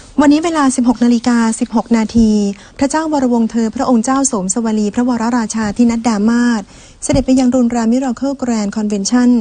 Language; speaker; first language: Thai; native; Thai